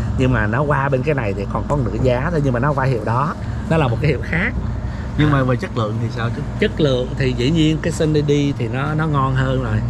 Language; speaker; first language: Vietnamese; native; Vietnamese